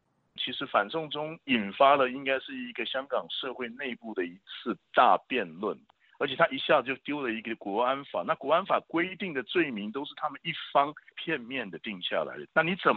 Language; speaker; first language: Chinese; native; Chinese